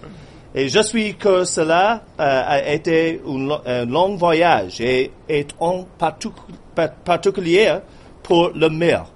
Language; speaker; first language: French; non-native, learner; English